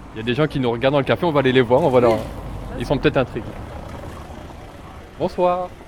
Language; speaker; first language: French; native; French